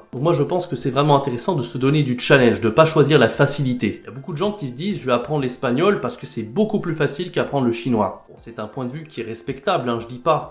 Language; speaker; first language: French; native; French